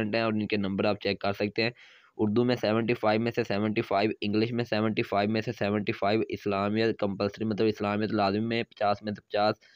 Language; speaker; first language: Urdu; non-native, local second language; Punjabi